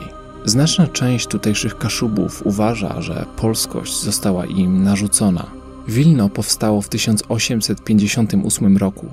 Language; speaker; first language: Polish; native; Polish